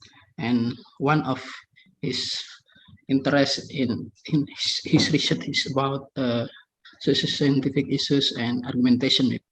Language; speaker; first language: English; non-native, fluent; Indonesian